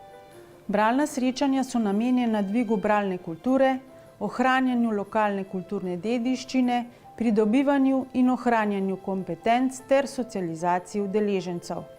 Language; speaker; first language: Slovenian; native; Slovenian